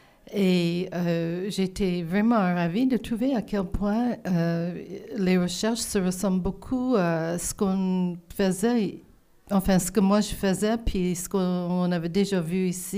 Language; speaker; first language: French; non-native, fluent; English